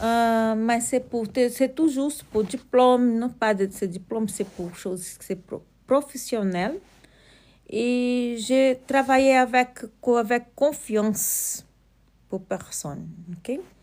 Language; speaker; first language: French; non-native, learner; Portuguese